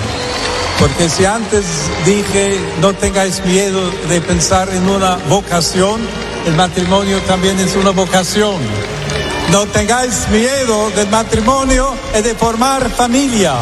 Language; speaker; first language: Spanish; non-native, fluent; English